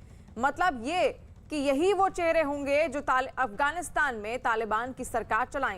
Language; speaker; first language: Hindi; native; Hindi